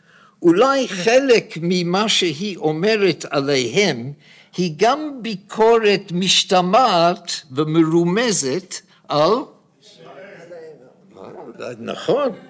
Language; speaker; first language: Hebrew; non-native, fluent; English